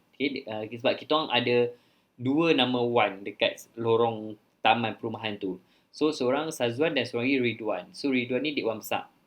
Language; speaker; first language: Malay; early bilingual, other home language; Thai